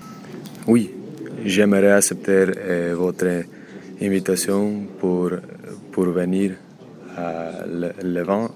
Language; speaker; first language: French; non-native, learner; English